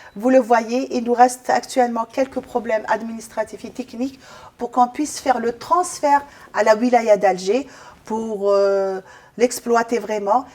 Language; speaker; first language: French; non-native, local second language; Arabic